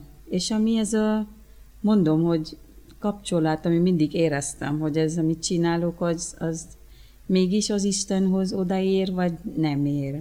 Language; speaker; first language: Hungarian; early bilingual, other home language; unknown